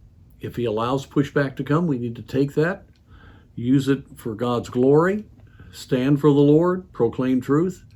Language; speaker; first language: English; native; English